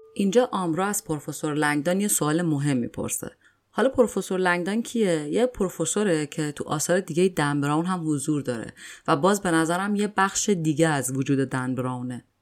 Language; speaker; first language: Persian; native; Persian